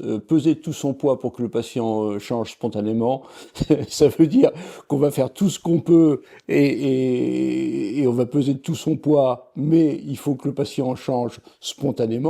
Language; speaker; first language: French; native; French